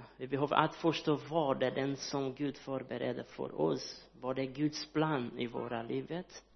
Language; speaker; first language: Swedish; non-native, learner; Portuguese